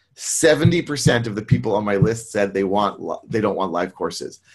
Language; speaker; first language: English; native; English